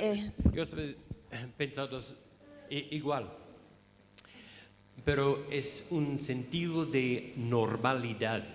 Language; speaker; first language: Spanish; non-native, fluent; English